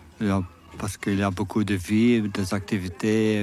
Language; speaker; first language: French; non-native, local second language; Dutch